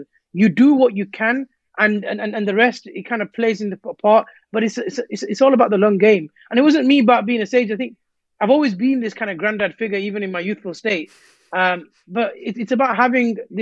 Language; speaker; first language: English; native; English